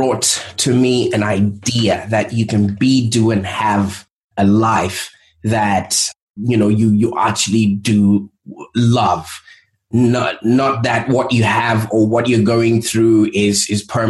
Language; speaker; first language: English; non-native, local second language; Shona